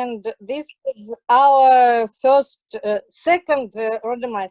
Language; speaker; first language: English; non-native, learner; Russian